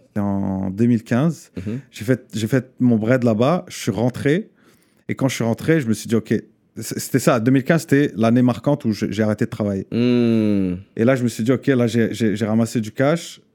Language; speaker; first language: French; non-native, local second language; Arabic